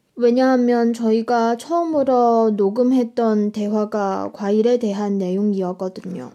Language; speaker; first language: Korean; non-native, fluent; Chinese